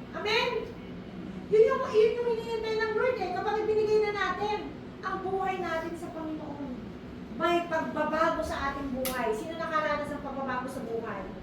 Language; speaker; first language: Filipino; native; Filipino